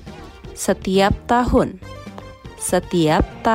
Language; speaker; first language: Japanese; non-native, fluent; Indonesian